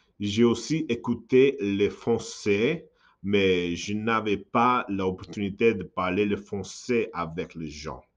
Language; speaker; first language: French; non-native, learner; English